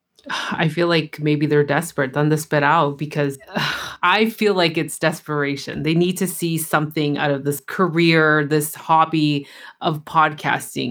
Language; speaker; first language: English; early bilingual, other home language; Spanish